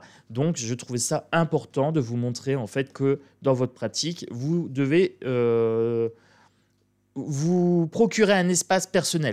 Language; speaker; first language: French; native; French